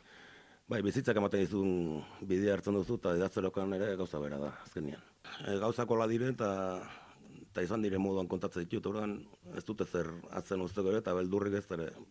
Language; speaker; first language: Basque; native; Basque